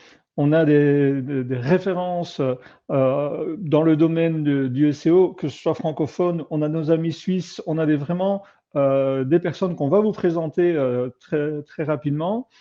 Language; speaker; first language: French; native; French